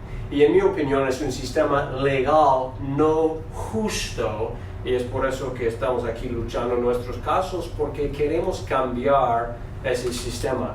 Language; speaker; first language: Spanish; non-native, fluent; English